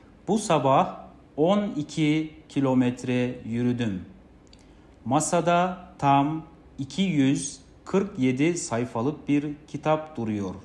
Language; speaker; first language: Turkish; non-native, fluent; Kazakh